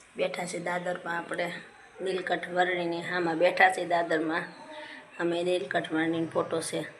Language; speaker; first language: Gujarati; native; Gujarati